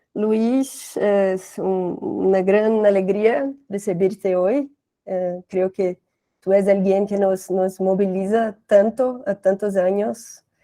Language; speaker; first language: Spanish; non-native, fluent; Portuguese